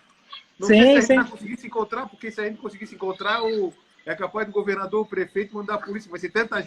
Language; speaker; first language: Portuguese; native; Portuguese